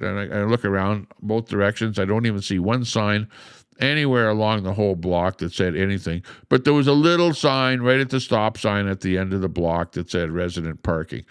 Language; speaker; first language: English; native; English